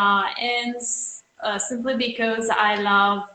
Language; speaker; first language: English; non-native, fluent; Italian